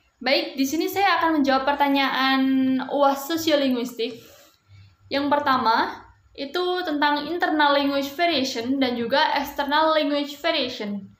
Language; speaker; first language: Indonesian; non-native, local second language; Javanese